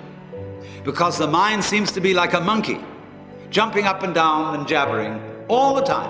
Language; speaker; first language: English; native; English